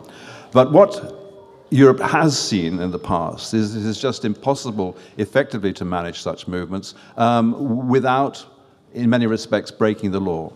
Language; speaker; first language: English; non-native, fluent; French